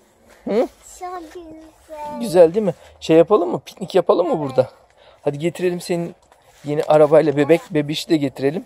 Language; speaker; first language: Turkish; native; Turkish